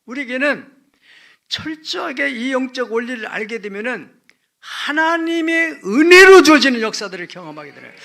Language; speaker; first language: Korean; native; Korean